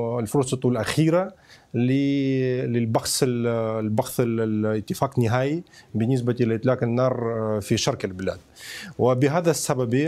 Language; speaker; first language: Arabic; non-native, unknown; Ukrainian